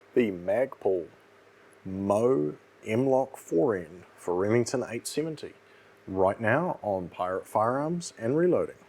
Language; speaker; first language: English; native; English